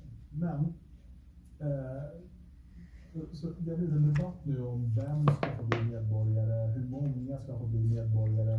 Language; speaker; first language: Swedish; native; Swedish